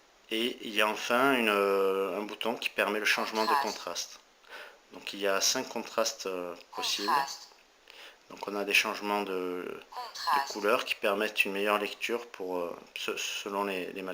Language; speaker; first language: French; native; French